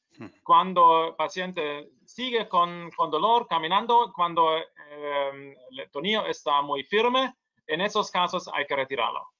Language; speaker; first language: Spanish; non-native, learner; German